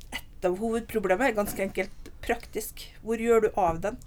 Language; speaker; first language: Norwegian; native; Norwegian